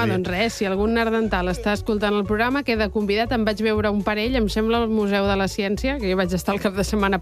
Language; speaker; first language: Catalan; native; Catalan